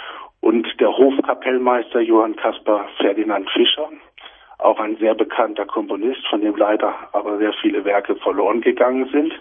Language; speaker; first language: German; native; German